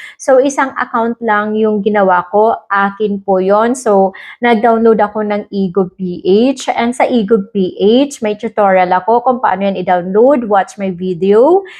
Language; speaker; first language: Filipino; native; Filipino